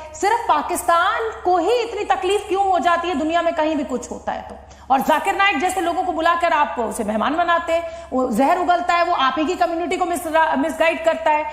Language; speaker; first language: Hindi; native; Hindi